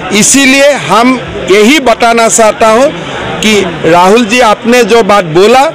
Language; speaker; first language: Hindi; non-native, local second language; Assamese